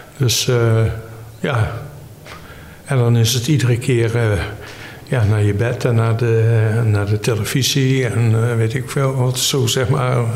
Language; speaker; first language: Dutch; native; Dutch